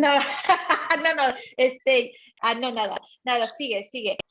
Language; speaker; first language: Spanish; early bilingual, heritage; Spanish